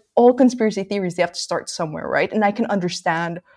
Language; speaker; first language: English; non-native, local second language; Filipino